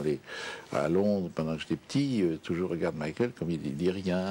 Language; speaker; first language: French; native; French